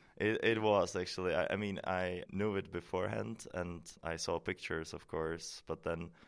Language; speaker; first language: English; non-native, fluent; Czech